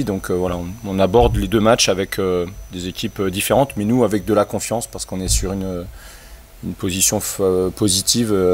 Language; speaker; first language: French; native; French